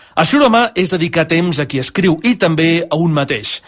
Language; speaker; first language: Catalan; native; Catalan